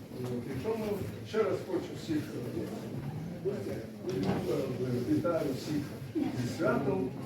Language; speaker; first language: Ukrainian; non-native, learner; Korean